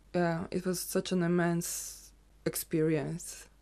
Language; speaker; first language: English; non-native, fluent; Serbian